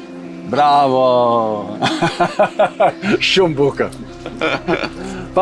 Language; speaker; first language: Albanian; non-native, learner; English